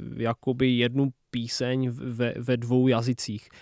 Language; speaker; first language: Czech; non-native, local second language; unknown